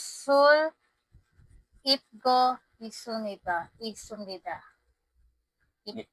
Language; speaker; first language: Korean; non-native, learner; Filipino